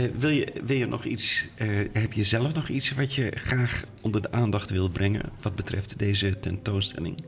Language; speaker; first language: Dutch; native; Dutch